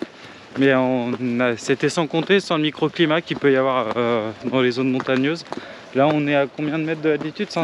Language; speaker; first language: French; native; French